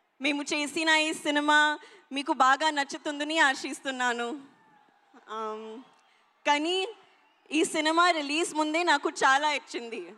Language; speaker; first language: Telugu; non-native, learner; Hindi